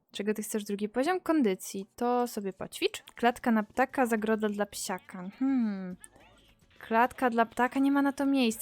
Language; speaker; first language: Polish; native; Polish